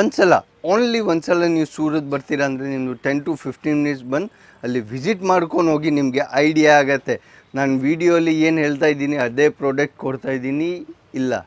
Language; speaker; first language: Kannada; non-native, local second language; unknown